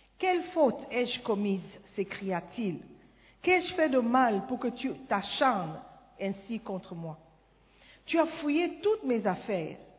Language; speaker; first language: French; non-native, fluent; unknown